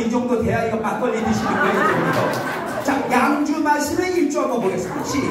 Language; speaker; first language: Korean; native; Korean